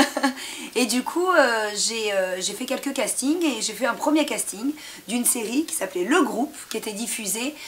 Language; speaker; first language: French; native; French